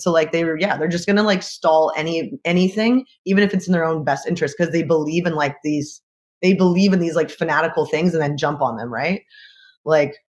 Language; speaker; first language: English; native; English